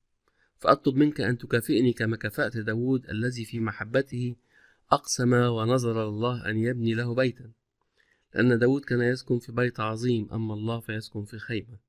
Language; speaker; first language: Arabic; native; Arabic